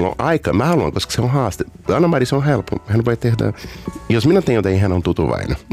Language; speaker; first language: Finnish; non-native, fluent; Portuguese